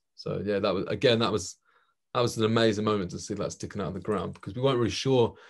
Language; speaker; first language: English; native; English